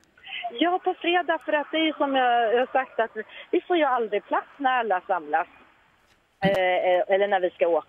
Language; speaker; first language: Swedish; native; Swedish